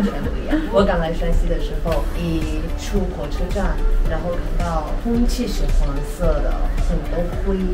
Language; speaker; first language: Chinese; non-native, fluent; Armenian